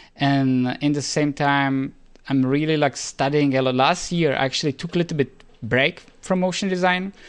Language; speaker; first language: English; non-native, fluent; Czech